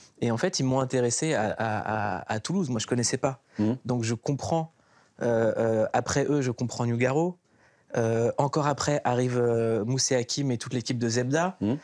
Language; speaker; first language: French; native; French